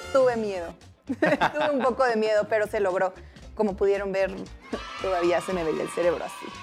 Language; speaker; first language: Spanish; native; Spanish